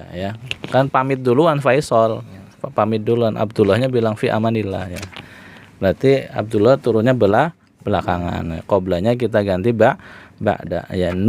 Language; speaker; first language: Indonesian; native; Indonesian